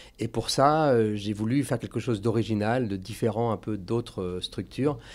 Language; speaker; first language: French; native; French